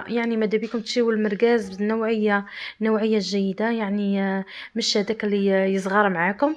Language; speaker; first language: Arabic; native; Arabic